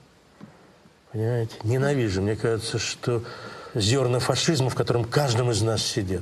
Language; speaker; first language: Russian; native; Russian